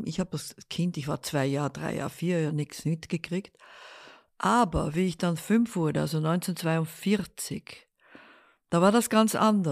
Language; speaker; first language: German; early bilingual, other home language; Dutch